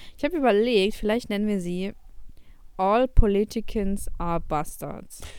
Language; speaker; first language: German; early bilingual, other home language; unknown